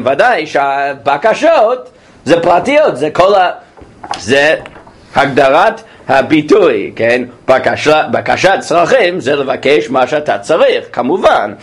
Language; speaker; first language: Hebrew; non-native, fluent; English